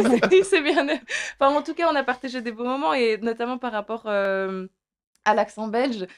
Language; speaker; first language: French; native; French